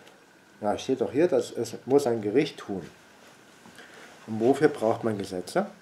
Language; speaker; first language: German; native; German